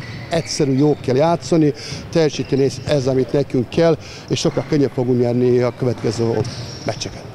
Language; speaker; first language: Hungarian; non-native, learner; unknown